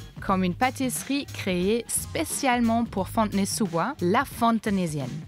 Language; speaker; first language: French; non-native, fluent; German